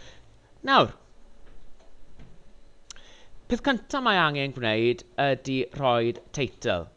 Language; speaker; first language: Welsh; non-native, local second language; English